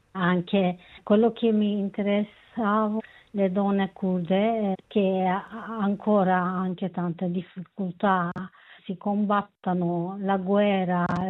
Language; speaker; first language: Italian; non-native, learner; Kurdish